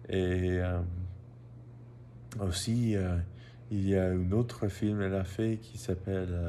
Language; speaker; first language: French; non-native, learner; English